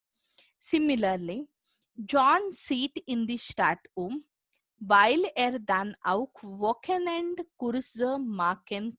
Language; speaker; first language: German; non-native, fluent; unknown